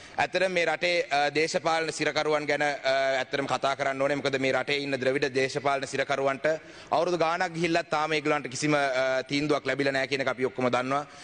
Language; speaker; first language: Sinhala; non-native, local second language; Tamil